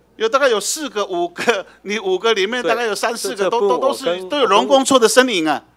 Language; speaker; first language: Chinese; native; Chinese